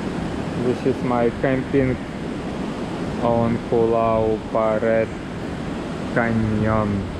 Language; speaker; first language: English; non-native, learner; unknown